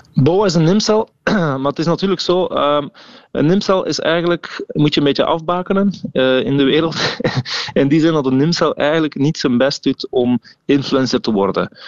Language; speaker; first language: Dutch; native; Dutch